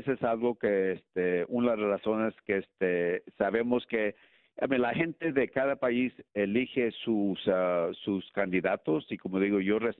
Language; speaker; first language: Spanish; early bilingual, heritage; Spanish